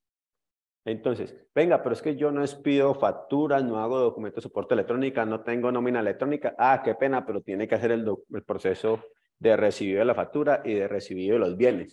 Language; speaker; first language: Spanish; native; Spanish